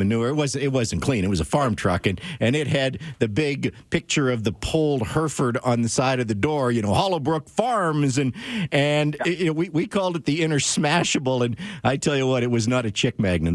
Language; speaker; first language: English; native; English